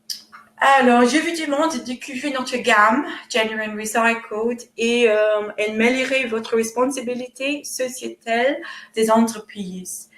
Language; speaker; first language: French; non-native, fluent; English